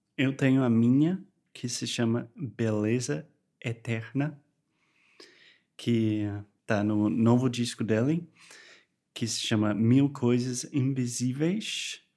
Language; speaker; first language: Portuguese; non-native, fluent; English